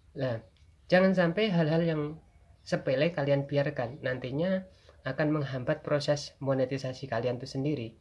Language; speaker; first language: Indonesian; non-native, local second language; Javanese